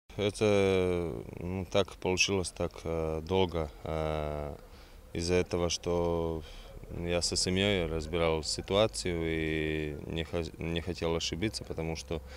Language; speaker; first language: Russian; non-native, fluent; Serbian